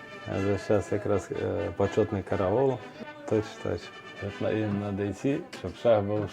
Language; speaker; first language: Russian; native; Russian